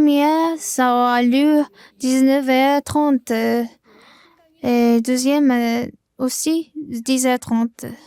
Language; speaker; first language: French; non-native, learner; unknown